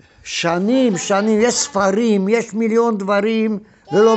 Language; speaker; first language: Hebrew; non-native, fluent; Hungarian